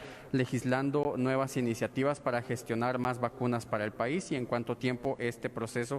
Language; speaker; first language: Spanish; native; Spanish